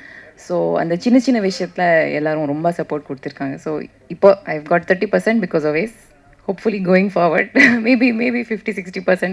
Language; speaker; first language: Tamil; non-native, learner; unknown